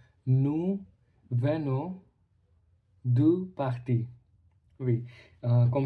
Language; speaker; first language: French; non-native, learner; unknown